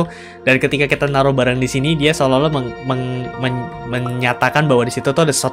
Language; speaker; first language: Indonesian; native; Indonesian